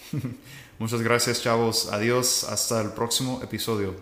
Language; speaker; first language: Spanish; non-native, fluent; English